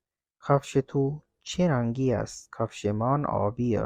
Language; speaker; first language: Persian; non-native, fluent; Urdu